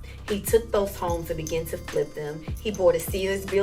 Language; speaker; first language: English; native; English